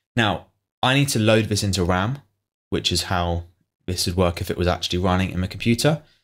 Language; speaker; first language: English; native; English